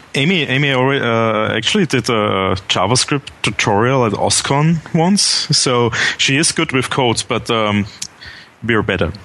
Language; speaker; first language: English; non-native, fluent; German